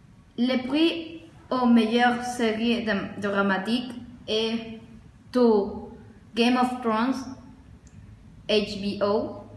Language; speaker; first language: French; non-native, learner; Spanish